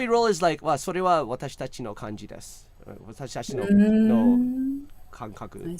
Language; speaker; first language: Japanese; non-native, fluent; English